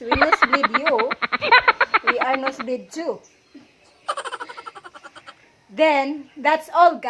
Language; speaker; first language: English; non-native, learner; Cebuano